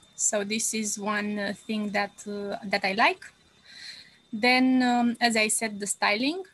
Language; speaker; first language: English; non-native, fluent; Romanian